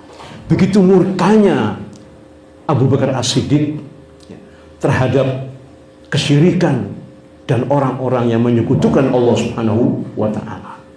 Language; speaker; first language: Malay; non-native, local second language; Javanese